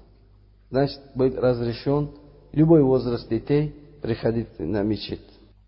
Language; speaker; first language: Russian; non-native, fluent; Uzbek